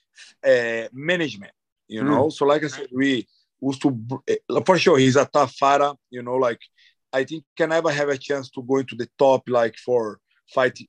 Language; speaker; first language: English; non-native, fluent; Portuguese